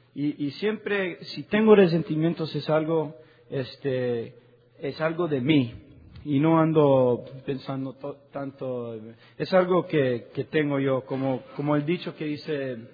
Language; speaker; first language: Spanish; non-native, learner; English